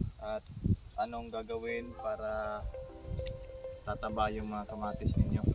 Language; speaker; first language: Filipino; non-native, local second language; Cebuano